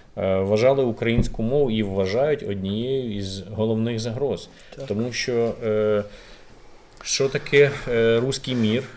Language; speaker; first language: Ukrainian; native; Ukrainian